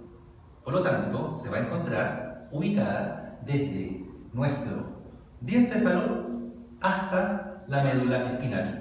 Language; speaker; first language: Spanish; native; Spanish